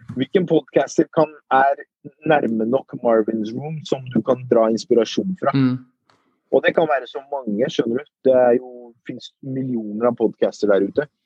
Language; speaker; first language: Norwegian; early bilingual, other home language; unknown